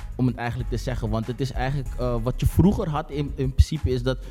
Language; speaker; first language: Dutch; native; Dutch